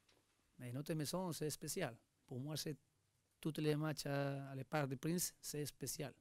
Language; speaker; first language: French; non-native, learner; Spanish